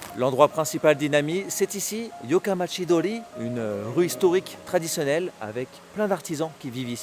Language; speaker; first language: French; native; French